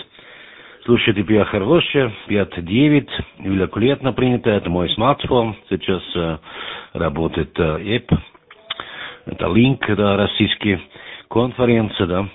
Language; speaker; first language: Russian; non-native, learner; German